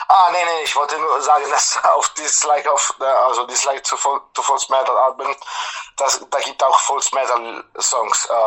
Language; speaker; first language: German; non-native, fluent; Italian